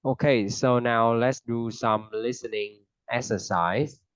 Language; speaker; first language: English; non-native, fluent; Vietnamese